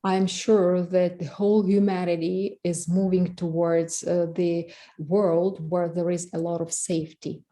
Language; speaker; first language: English; non-native, fluent; Russian